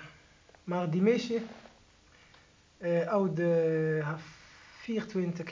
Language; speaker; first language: Dutch; non-native, learner; Arabic